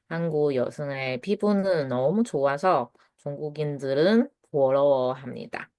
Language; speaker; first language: Korean; non-native, fluent; Chinese